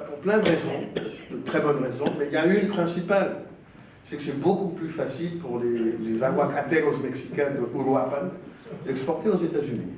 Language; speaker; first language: French; non-native, fluent; Spanish